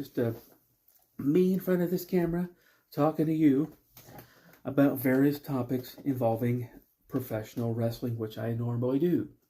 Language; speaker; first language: English; native; English